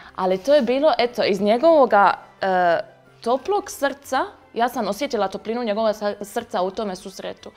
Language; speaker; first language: Croatian; native; Croatian